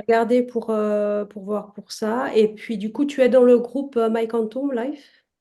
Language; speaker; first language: French; native; French